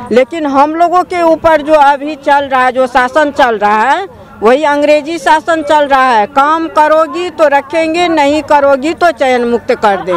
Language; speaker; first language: Hindi; native; Hindi